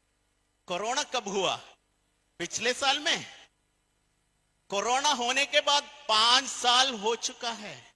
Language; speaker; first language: Hindi; non-native, fluent; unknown